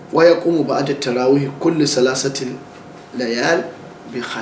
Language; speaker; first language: Arabic; non-native, fluent; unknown